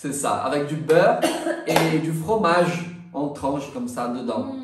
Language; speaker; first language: French; non-native, fluent; Portuguese